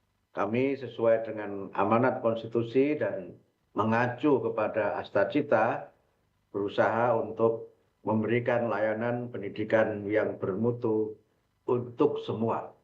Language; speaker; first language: Indonesian; native; Indonesian